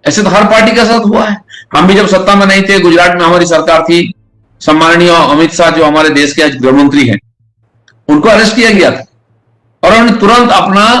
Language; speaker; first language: Hindi; non-native, local second language; Bangla